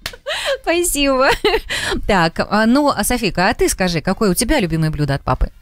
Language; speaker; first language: Russian; native; Russian